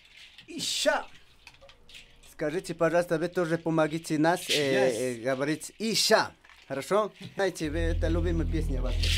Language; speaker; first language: Russian; non-native, learner; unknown